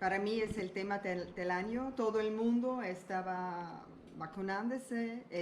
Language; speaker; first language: Spanish; non-native, learner; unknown